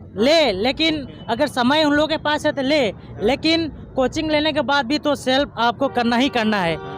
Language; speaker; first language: Hindi; non-native, local second language; Assamese